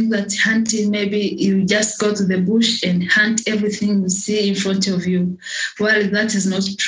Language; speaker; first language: English; non-native, local second language; Swahili